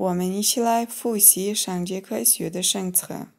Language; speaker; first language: Chinese; non-native, fluent; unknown